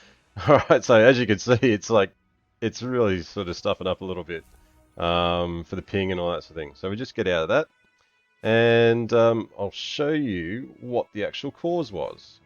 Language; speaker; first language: English; native; English